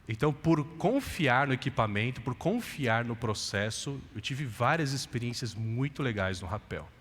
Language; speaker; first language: Portuguese; native; Portuguese